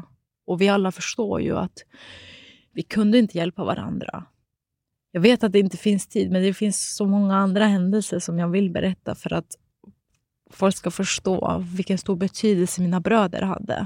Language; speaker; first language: Swedish; native; Swedish